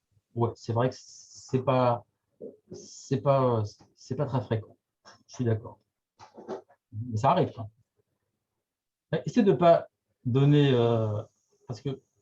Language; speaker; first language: French; native; French